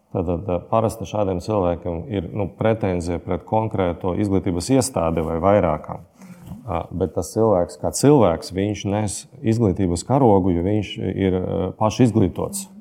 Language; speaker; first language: Latvian; non-native, local second language; Russian